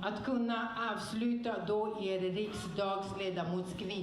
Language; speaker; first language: Swedish; non-native, fluent; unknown